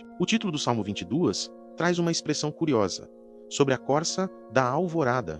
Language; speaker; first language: Portuguese; native; Portuguese